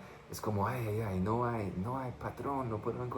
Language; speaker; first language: Spanish; non-native, fluent; English